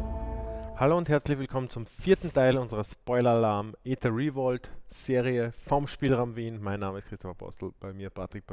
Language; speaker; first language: German; native; German